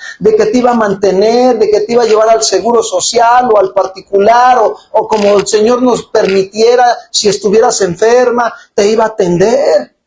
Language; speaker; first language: Spanish; native; Spanish